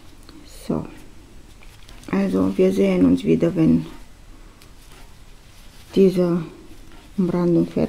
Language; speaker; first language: German; non-native, fluent; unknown